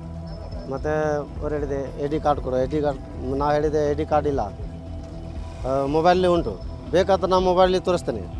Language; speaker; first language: Kannada; non-native, learner; Hindi